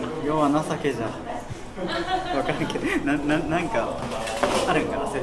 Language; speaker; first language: Japanese; native; Japanese